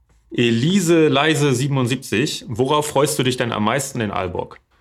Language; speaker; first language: German; native; German